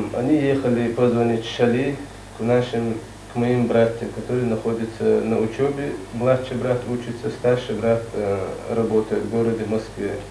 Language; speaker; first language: Russian; non-native, local second language; Chechen